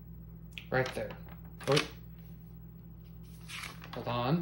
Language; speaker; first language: English; native; English